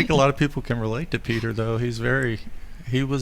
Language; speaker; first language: English; native; English